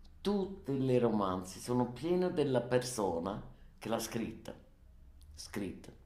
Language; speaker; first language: Italian; non-native, learner; German